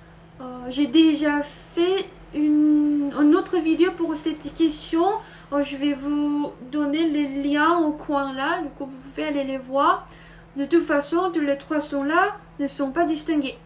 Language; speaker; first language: French; non-native, fluent; Korean